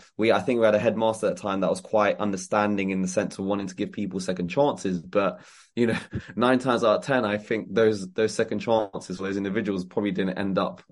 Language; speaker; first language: English; native; English